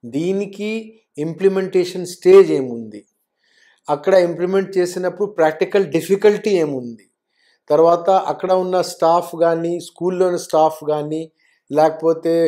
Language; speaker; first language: Telugu; non-native, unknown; Hindi